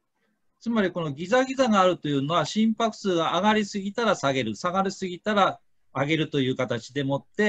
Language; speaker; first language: Japanese; native; Japanese